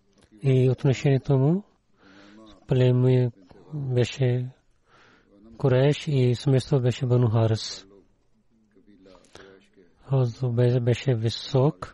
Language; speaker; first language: Bulgarian; non-native, learner; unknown